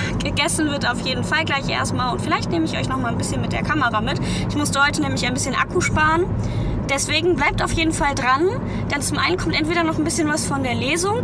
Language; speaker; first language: German; native; German